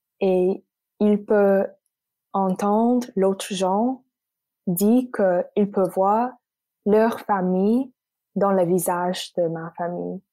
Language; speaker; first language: French; non-native, local second language; English